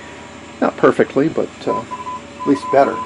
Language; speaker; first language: English; native; English